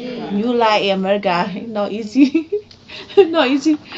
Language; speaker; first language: English; non-native, learner; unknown